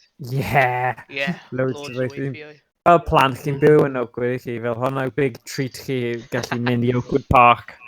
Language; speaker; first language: Welsh; non-native, local second language; English